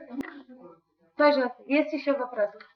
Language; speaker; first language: Russian; non-native, fluent; English